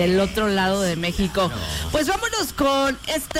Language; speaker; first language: Spanish; native; Spanish